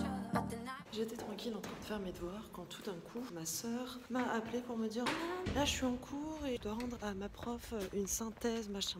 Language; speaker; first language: French; native; French